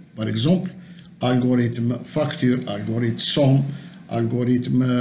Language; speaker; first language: French; non-native, local second language; Arabic